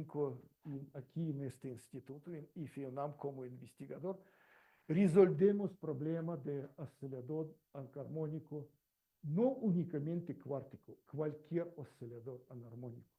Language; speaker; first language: Spanish; non-native, learner; Russian